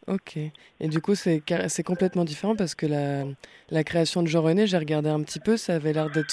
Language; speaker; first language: French; native; French